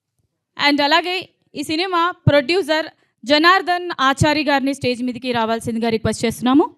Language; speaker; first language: Telugu; native; Telugu